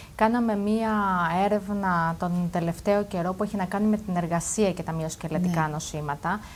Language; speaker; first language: Greek; native; Greek